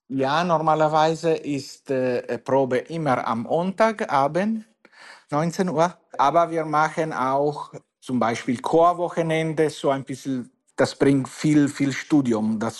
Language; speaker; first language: German; non-native, fluent; Italian